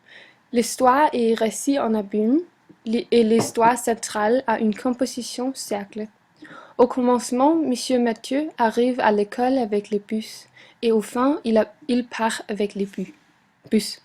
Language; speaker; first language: French; non-native, learner; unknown